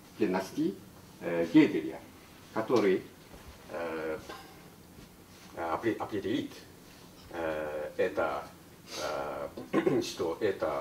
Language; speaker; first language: Russian; non-native, learner; Japanese